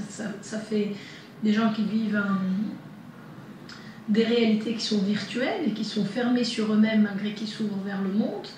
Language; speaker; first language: French; non-native, local second language; Arabic